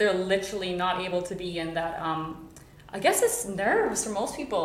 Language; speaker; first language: English; native; English